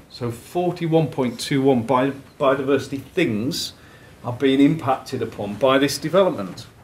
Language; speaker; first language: English; native; English